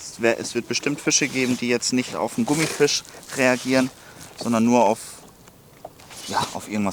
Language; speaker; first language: German; native; German